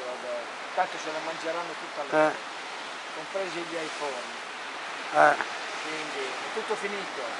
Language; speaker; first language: Italian; native; Italian